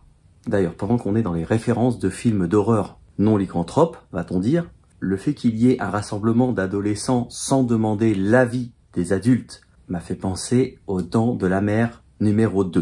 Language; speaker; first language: French; native; French